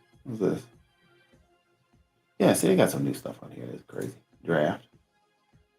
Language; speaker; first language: English; native; English